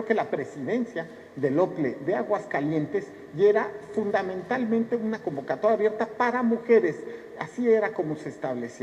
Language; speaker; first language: Spanish; native; Spanish